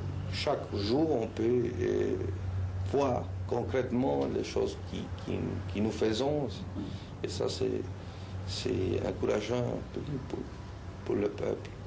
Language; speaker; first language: French; non-native, fluent; Spanish